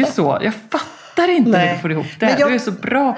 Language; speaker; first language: Swedish; native; Swedish